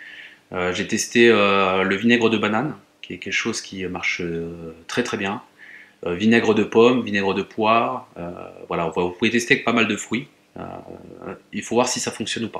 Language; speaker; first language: French; native; French